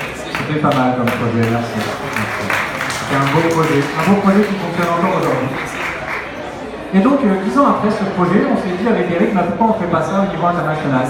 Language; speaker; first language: French; native; French